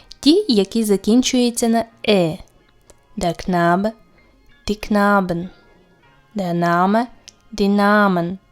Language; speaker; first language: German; non-native, fluent; Ukrainian